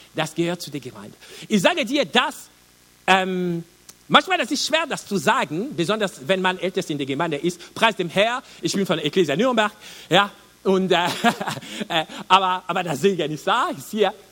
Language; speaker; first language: German; non-native, learner; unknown